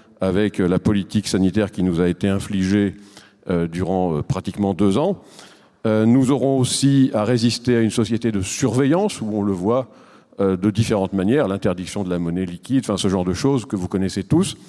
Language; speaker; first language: French; native; French